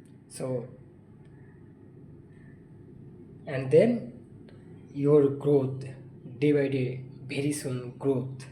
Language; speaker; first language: English; non-native, learner; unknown